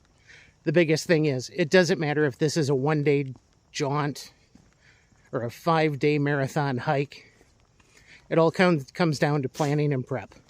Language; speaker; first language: English; native; English